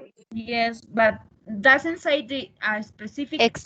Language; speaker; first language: English; non-native, learner; Spanish